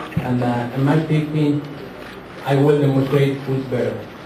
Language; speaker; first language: English; non-native, learner; Spanish